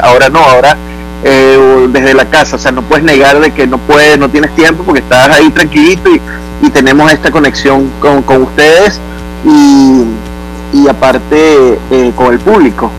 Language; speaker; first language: Spanish; native; Spanish